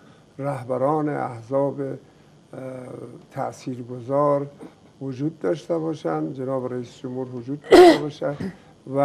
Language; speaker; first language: Persian; native; Persian